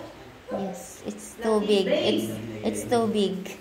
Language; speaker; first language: English; non-native, local second language; Filipino